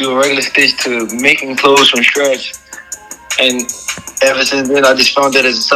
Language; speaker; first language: English; native; English